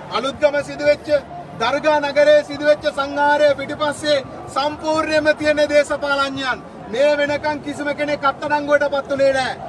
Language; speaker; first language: Sinhala; non-native, local second language; Tamil